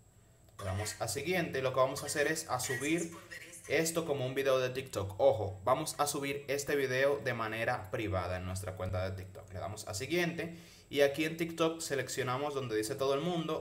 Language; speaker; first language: Spanish; native; Spanish